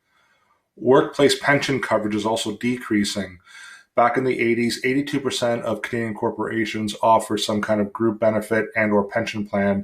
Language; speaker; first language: English; native; English